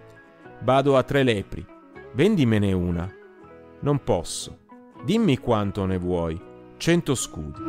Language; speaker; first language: Italian; native; Italian